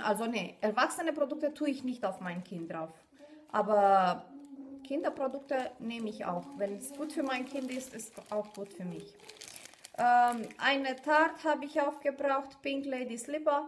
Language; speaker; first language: German; non-native, fluent; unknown